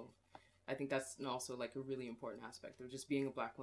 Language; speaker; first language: English; native; English